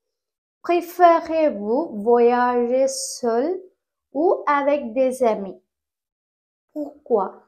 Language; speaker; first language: French; non-native, fluent; Tamil